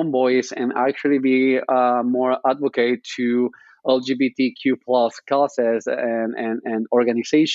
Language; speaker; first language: English; non-native, fluent; Spanish